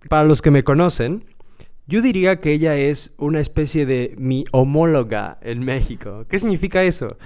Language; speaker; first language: Spanish; native; Spanish